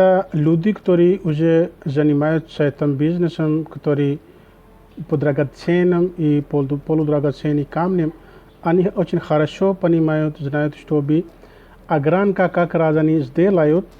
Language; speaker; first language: Russian; non-native, learner; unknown